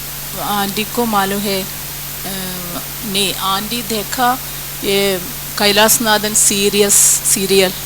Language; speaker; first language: Hindi; non-native, local second language; Malayalam